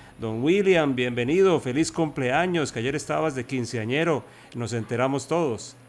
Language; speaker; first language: Spanish; native; Spanish